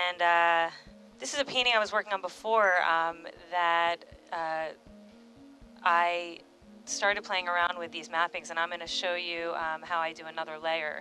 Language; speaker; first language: English; native; English